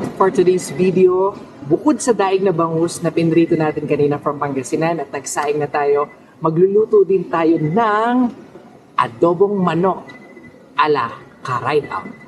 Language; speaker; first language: Filipino; non-native, local second language; Pangasinan